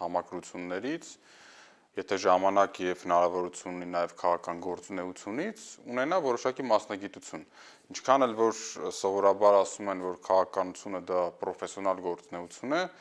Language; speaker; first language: Armenian; native; Armenian